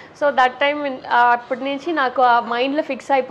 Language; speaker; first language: Telugu; non-native, learner; Tamil